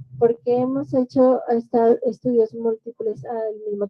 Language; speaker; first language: Spanish; native; Spanish